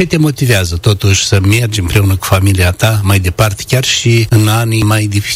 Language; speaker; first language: Romanian; native; Romanian